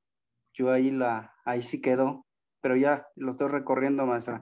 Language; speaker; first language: Spanish; native; Spanish